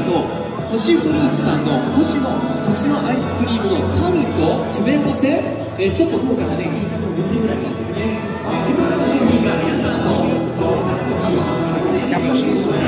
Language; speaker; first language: Japanese; native; Japanese